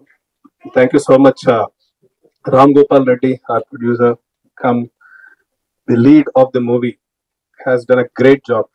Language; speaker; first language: Telugu; native; Telugu